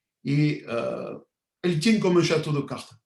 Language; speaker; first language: French; native; French